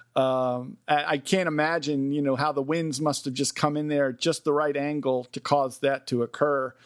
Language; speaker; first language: English; native; English